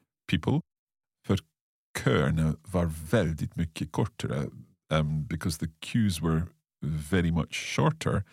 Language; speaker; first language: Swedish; non-native, learner; English